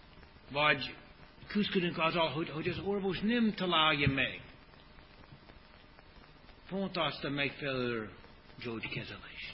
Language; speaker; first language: Hungarian; non-native, fluent; English